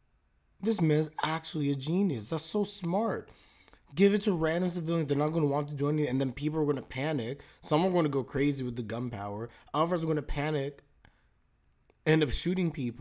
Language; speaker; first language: English; native; English